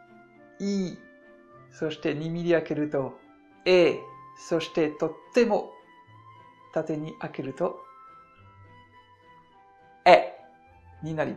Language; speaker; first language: Japanese; non-native, fluent; French